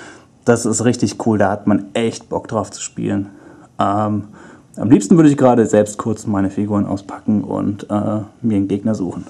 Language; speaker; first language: German; native; German